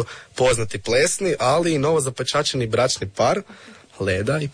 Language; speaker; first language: Serbian; native; Serbian